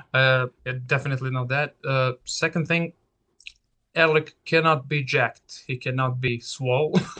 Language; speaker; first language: English; non-native, fluent; Serbian